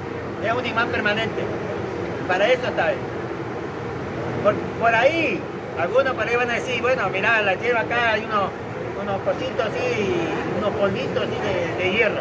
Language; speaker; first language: Spanish; native; Spanish